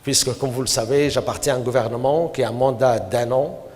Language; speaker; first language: French; non-native, local second language; Arabic